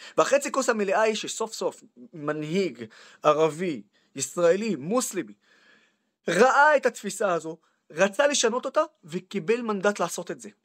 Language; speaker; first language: Hebrew; non-native, local second language; Arabic